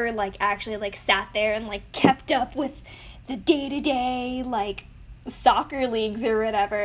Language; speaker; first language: English; native; English